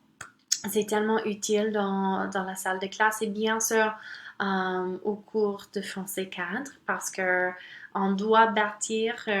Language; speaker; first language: French; non-native, local second language; English